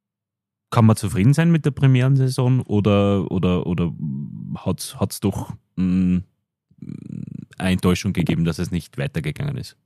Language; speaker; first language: German; native; German